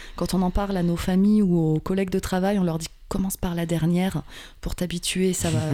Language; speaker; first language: French; native; French